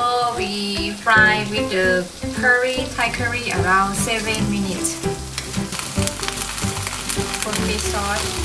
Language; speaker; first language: English; non-native, learner; Thai